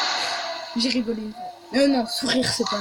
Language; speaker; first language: French; native; French